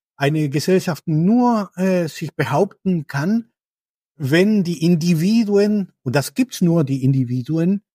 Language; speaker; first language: German; non-native, fluent; Spanish